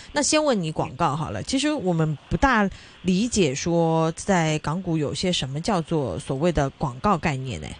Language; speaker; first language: Chinese; non-native, local second language; Cantonese